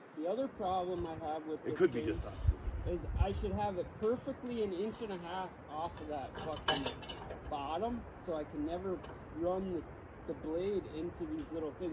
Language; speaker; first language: English; native; English